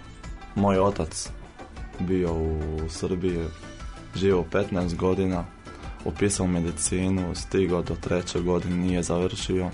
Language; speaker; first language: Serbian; non-native, fluent; Arabic